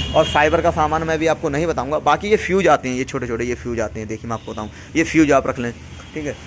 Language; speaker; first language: Hindi; native; Hindi